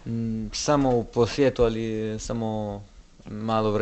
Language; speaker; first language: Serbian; non-native, learner; Italian